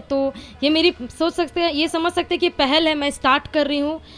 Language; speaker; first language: Hindi; native; Hindi